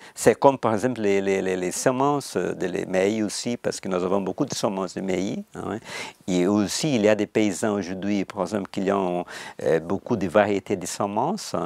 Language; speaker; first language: French; non-native, fluent; Portuguese